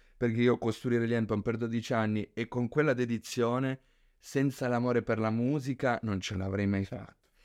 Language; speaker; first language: Italian; early bilingual, other home language; Spanish